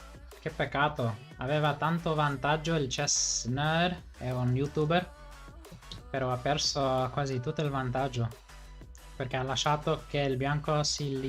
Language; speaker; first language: Italian; non-native, fluent; English